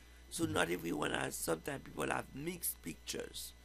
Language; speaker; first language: English; non-native, fluent; Haitian Creole